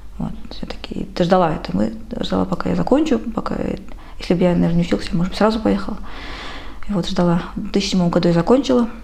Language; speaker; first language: Russian; native; Russian